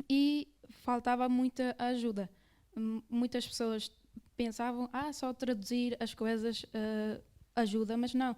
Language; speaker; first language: Portuguese; early bilingual, other home language; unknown